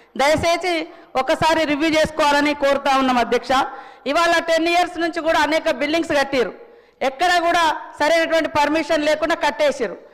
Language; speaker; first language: Telugu; native; Telugu